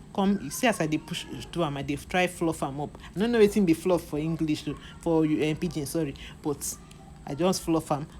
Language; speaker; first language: Nigerian Pidgin; non-native, local second language; Igbo